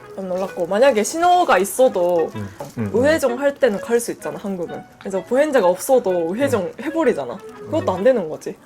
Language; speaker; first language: Korean; non-native, fluent; Japanese